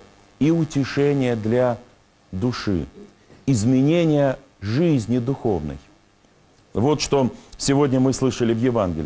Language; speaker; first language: Russian; native; Russian